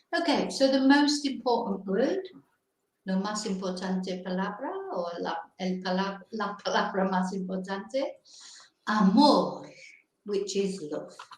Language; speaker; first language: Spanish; non-native, fluent; English